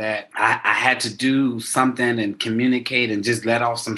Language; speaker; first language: English; native; English